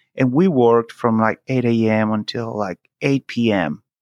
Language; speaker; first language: English; non-native, fluent; Spanish